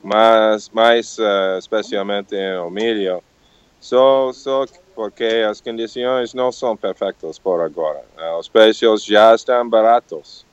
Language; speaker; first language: Portuguese; non-native, learner; English